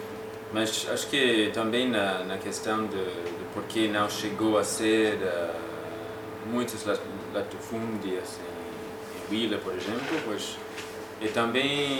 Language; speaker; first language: Portuguese; non-native, fluent; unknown